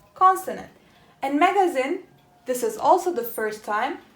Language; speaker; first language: English; non-native, fluent; Turkish